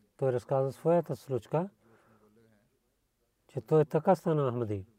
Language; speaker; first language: Bulgarian; non-native, learner; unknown